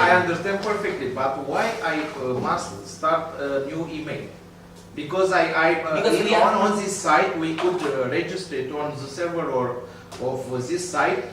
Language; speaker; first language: English; non-native, learner; Romanian